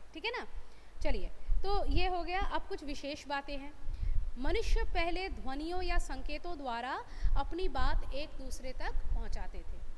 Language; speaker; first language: Hindi; non-native, local second language; Bangla